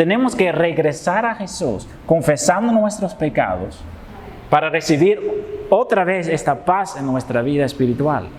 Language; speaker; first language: Spanish; non-native, fluent; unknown